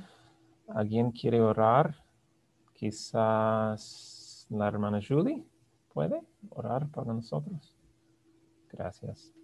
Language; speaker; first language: Spanish; non-native, fluent; English